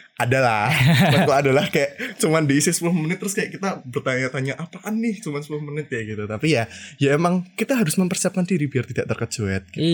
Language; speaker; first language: Indonesian; native; Indonesian